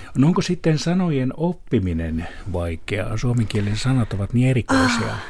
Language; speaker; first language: Finnish; native; Finnish